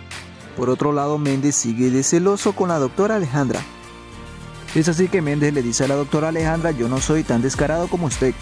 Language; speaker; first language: Spanish; native; Spanish